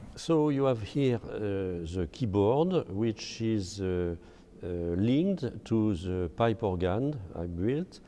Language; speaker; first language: English; non-native, fluent; French